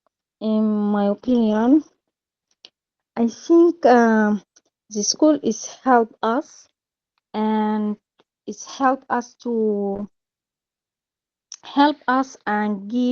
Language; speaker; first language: English; non-native, learner; Arabic